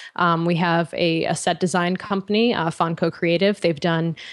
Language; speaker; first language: English; native; English